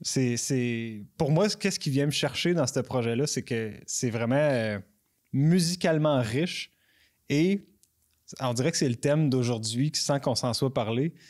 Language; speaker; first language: French; native; French